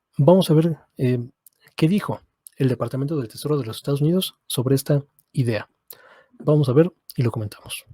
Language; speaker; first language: Spanish; native; Spanish